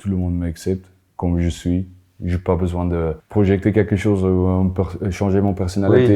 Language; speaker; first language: French; non-native, fluent; Afrikaans